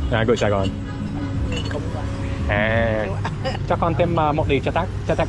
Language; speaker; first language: Vietnamese; non-native, learner; English